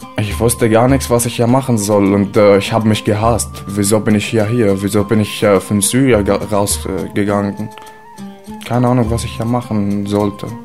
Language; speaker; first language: German; non-native, learner; Arabic